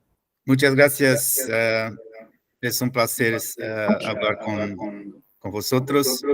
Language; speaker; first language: Spanish; non-native, fluent; Portuguese